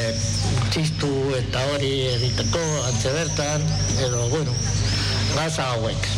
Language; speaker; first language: Basque; non-native, local second language; Spanish